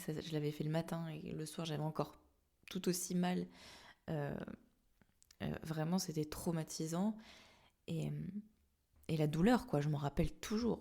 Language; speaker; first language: French; native; French